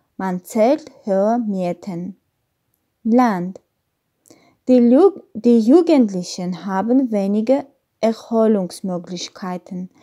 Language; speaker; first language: German; non-native, learner; Armenian